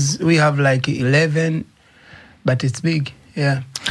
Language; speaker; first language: English; non-native, fluent; Swahili